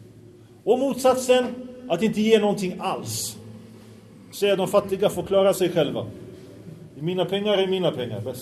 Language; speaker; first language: Swedish; early bilingual, other home language; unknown